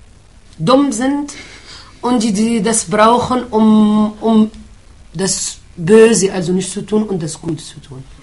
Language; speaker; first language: German; non-native, fluent; Arabic